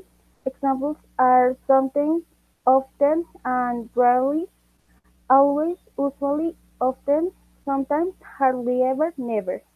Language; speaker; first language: English; non-native, learner; Spanish